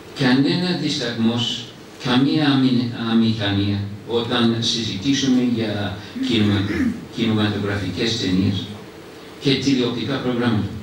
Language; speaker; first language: Greek; non-native, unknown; English